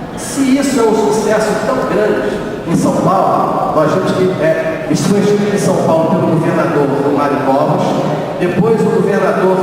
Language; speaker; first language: Portuguese; native; Portuguese